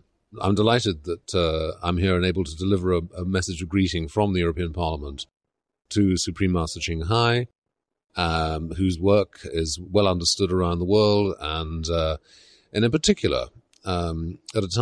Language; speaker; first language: English; native; English